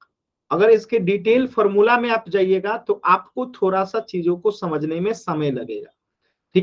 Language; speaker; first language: Hindi; native; Hindi